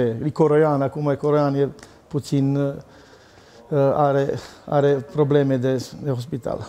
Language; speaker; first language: Romanian; non-native, learner; Serbian